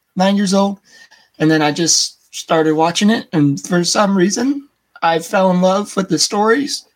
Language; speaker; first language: English; native; English